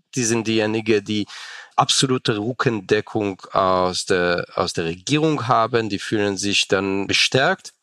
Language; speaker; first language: German; non-native, fluent; Hebrew